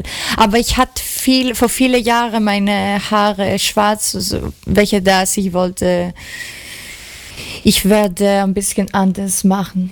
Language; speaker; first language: German; non-native, learner; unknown